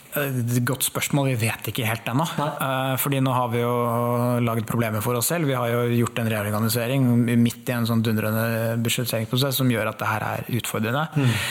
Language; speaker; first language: Norwegian; native; Norwegian